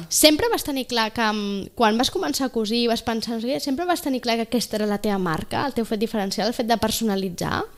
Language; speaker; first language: Catalan; native; Catalan